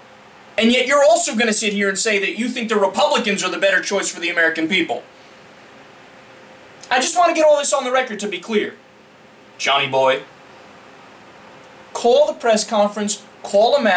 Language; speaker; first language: English; native; English